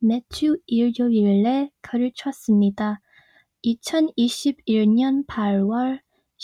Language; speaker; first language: Korean; non-native, learner; Vietnamese